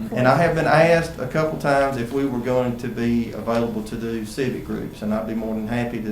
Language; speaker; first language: English; native; English